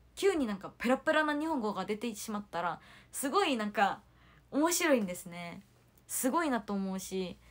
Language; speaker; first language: Japanese; non-native, fluent; Korean